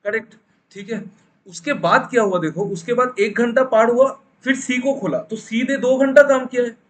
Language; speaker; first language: Hindi; non-native, local second language; Bangla